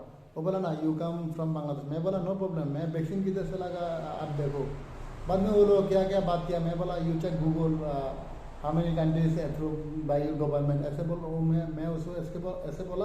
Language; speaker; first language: Hindi; non-native, learner; Bangla